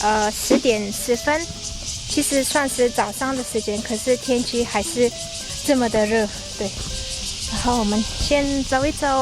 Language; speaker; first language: Chinese; non-native, fluent; Mongolian